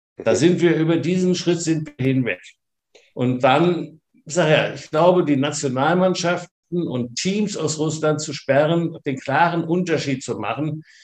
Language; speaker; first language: German; native; German